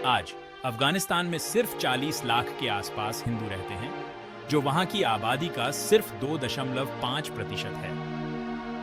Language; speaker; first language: Hindi; native; Hindi